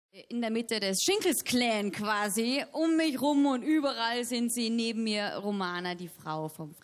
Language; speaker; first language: German; native; German